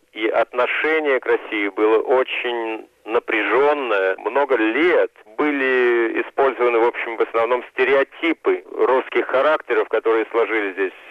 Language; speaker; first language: Russian; native; Russian